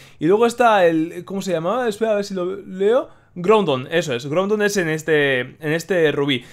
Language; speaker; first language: Spanish; native; Spanish